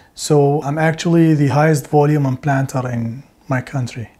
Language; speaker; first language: English; non-native, fluent; Arabic